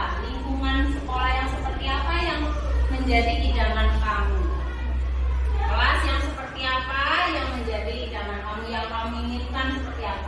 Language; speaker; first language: Indonesian; native; Indonesian